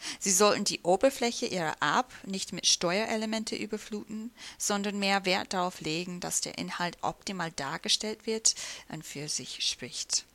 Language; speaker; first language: German; non-native, fluent; English